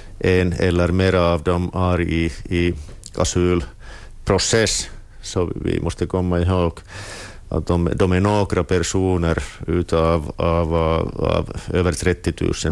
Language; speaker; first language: Swedish; non-native, local second language; Finnish